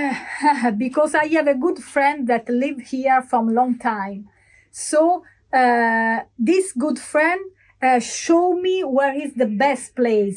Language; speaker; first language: English; non-native, learner; Italian